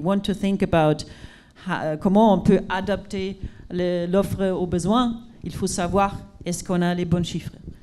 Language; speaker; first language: French; non-native, fluent; German